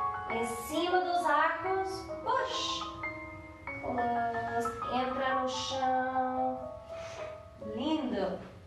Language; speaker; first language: Portuguese; non-native, fluent; English